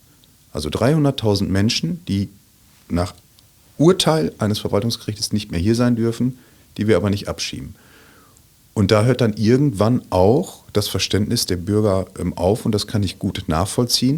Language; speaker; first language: German; native; German